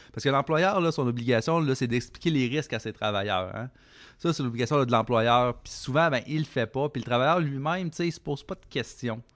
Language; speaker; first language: French; native; French